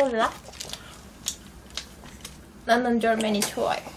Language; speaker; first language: Korean; non-native, learner; Turkish